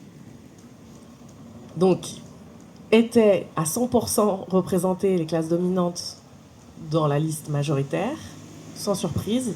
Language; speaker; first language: French; native; French